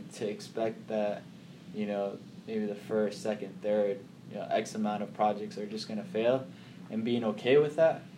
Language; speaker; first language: English; early bilingual, other home language; Somali